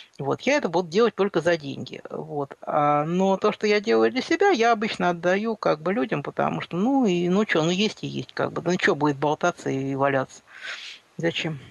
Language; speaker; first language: Russian; native; Russian